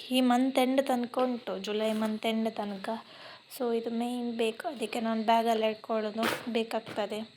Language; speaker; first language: Kannada; non-native, local second language; Tulu